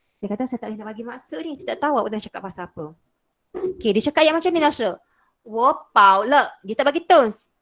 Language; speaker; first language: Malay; native; Malay